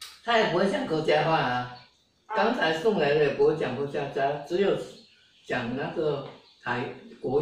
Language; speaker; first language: Chinese; non-native, local second language; Hakka Chinese